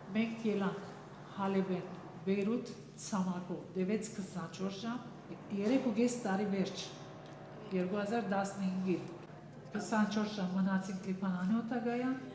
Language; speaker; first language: Armenian; early bilingual, heritage; Armenian